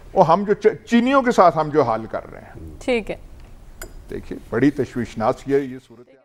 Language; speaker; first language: Urdu; non-native, local second language; Punjabi